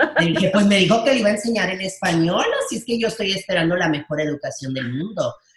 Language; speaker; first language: Spanish; early bilingual, heritage; Spanish